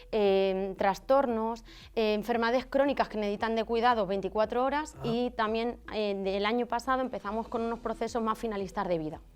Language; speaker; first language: Spanish; native; Spanish